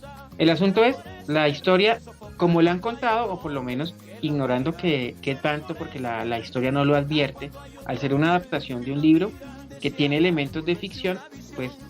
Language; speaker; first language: Spanish; native; Spanish